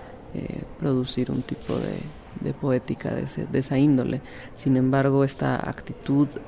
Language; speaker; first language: Spanish; native; Spanish